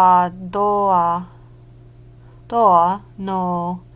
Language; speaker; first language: Japanese; non-native, learner; English